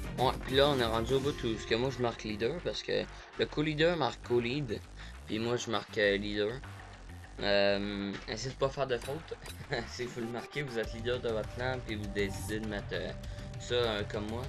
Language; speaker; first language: French; native; French